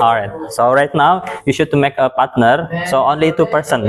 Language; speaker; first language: English; non-native, fluent; Indonesian